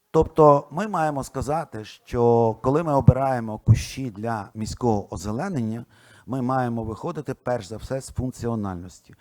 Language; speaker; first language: Ukrainian; non-native, local second language; Russian